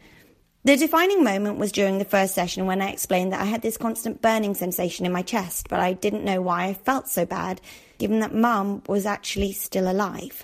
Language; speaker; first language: English; native; English